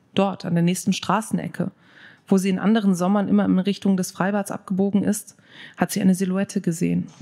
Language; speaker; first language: German; native; German